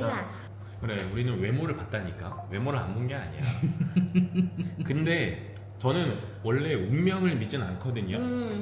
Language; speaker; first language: Korean; native; Korean